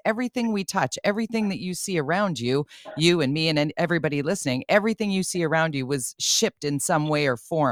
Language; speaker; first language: English; native; English